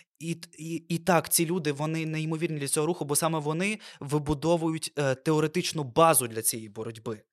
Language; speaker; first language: Ukrainian; non-native, local second language; Russian